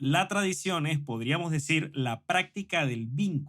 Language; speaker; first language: Spanish; native; Spanish